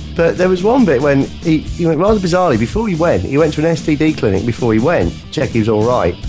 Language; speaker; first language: English; native; English